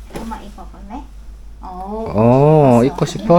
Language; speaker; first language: Korean; non-native, learner; Vietnamese